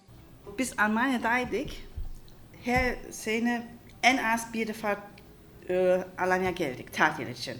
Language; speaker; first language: Turkish; non-native, learner; German